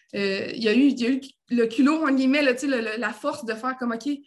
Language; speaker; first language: French; native; French